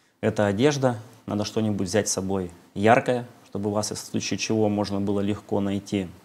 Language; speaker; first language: Russian; native; Russian